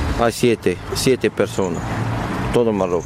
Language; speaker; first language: Spanish; non-native, learner; Arabic